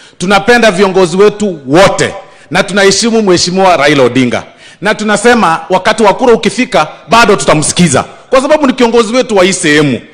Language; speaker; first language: Swahili; non-native, local second language; Gusii